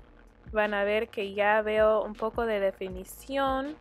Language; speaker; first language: Spanish; early bilingual, heritage; Spanish